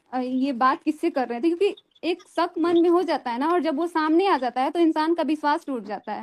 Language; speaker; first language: Hindi; native; Hindi